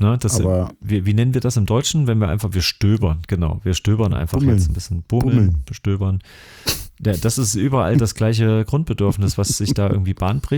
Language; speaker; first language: German; native; German